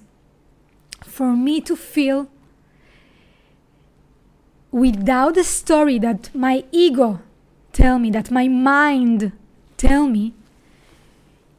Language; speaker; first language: English; non-native, fluent; Hebrew